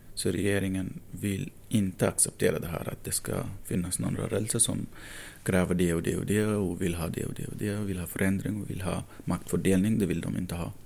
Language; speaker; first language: Swedish; non-native, fluent; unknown